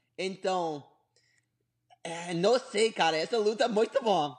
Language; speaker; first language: Portuguese; non-native, learner; English